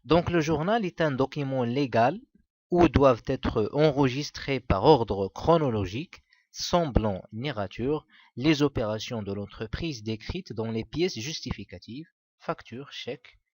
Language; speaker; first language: French; non-native, local second language; Arabic